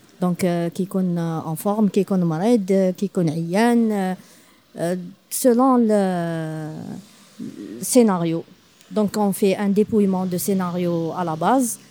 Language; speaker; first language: French; non-native, local second language; Arabic